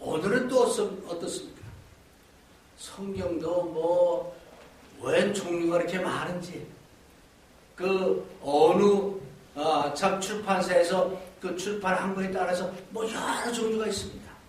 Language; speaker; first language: Korean; native; Korean